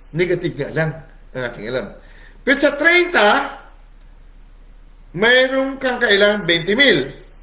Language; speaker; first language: Filipino; non-native, local second language; Cebuano